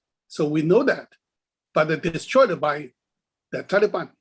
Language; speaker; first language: English; non-native, learner; Chinese